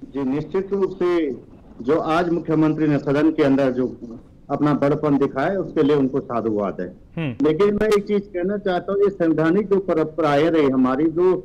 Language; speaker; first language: Hindi; native; Hindi